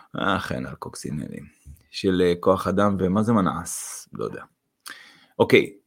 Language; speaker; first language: Hebrew; non-native, fluent; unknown